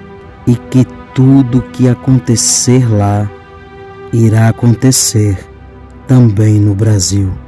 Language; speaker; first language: Portuguese; native; Portuguese